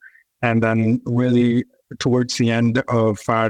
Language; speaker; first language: English; non-native, local second language; Urdu